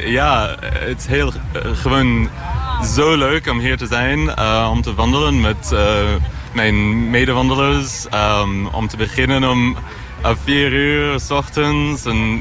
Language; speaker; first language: Dutch; non-native, fluent; English